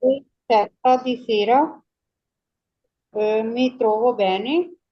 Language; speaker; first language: Italian; non-native, learner; Urdu